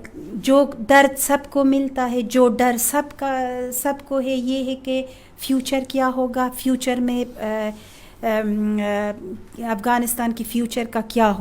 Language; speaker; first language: Hindi; non-native, fluent; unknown